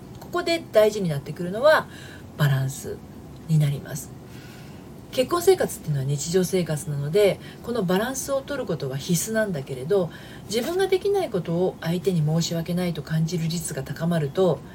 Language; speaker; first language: Japanese; native; Japanese